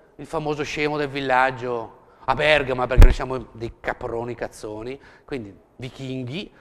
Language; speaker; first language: Italian; native; Italian